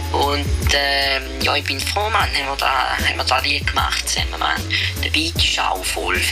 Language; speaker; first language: German; native; German